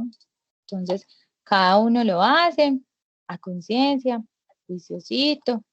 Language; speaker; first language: Spanish; native; Spanish